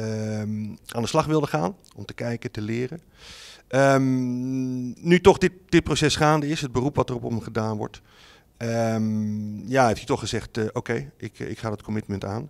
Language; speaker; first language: Dutch; native; Dutch